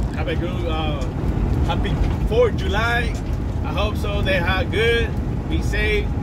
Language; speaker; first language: English; non-native, learner; Spanish